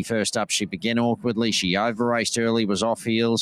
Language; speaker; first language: English; native; English